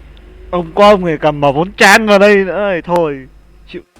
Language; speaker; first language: Vietnamese; native; Vietnamese